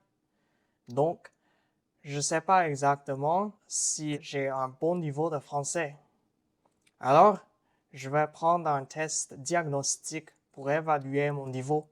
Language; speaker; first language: French; non-native, learner; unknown